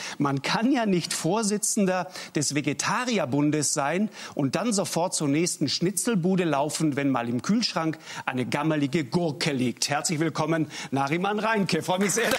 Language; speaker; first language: German; native; German